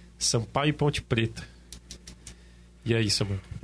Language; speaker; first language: Portuguese; native; Portuguese